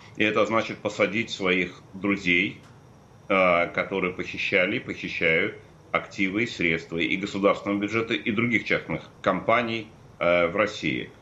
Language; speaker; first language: Russian; native; Russian